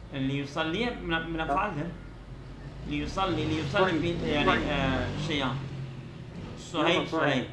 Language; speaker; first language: Arabic; non-native, fluent; Turkish